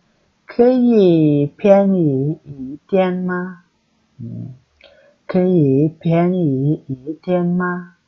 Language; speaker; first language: Chinese; non-native, learner; Indonesian